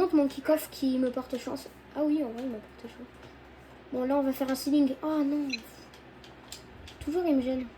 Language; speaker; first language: French; native; French